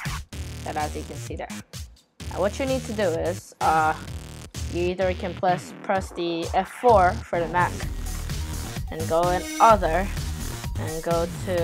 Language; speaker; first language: English; native; English